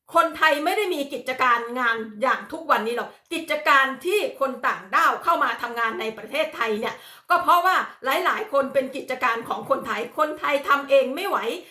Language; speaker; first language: Thai; native; Thai